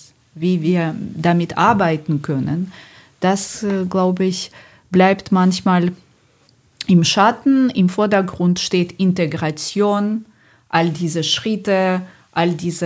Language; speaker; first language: German; non-native, fluent; Ukrainian